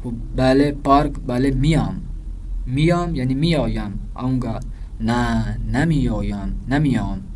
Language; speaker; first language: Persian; non-native, fluent; Urdu